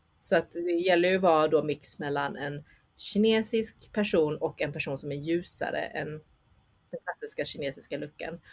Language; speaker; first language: Swedish; early bilingual, other home language; Chinese